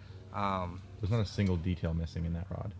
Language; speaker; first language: English; native; English